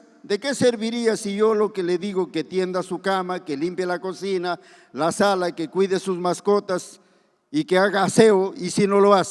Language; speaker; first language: Spanish; native; Spanish